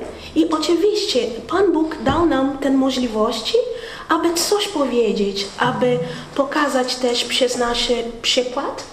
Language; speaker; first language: Polish; non-native, learner; Portuguese